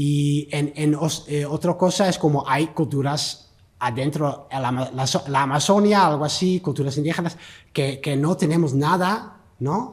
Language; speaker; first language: Spanish; non-native, learner; Dutch